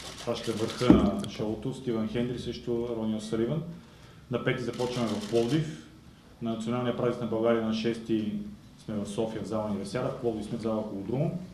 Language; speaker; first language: Bulgarian; native; Bulgarian